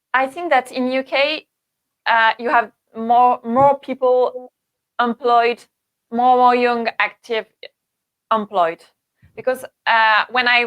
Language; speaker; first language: English; non-native, learner; French